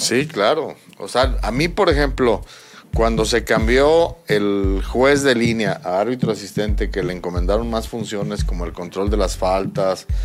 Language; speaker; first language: Spanish; native; Spanish